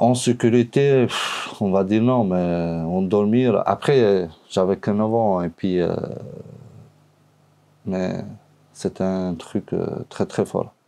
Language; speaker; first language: French; non-native, learner; Albanian